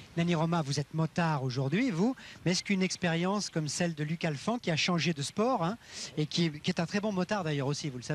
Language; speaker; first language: French; native; French